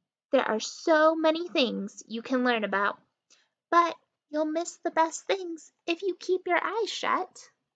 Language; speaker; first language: English; native; English